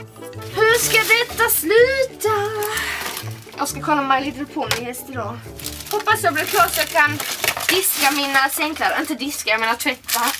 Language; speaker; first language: Swedish; native; Swedish